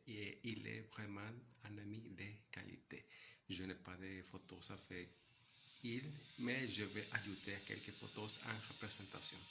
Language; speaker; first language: French; non-native, learner; Spanish